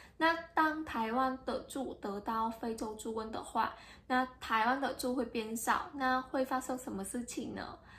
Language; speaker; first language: Chinese; non-native, fluent; Vietnamese